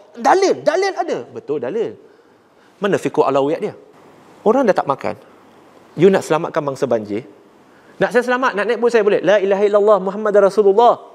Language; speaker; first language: Malay; non-native, local second language; Chinese